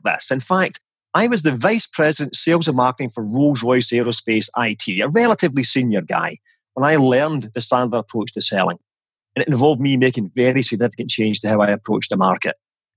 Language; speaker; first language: English; native; English